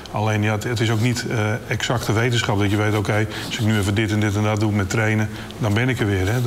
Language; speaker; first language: Dutch; native; Dutch